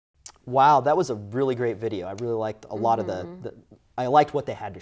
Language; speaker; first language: English; native; English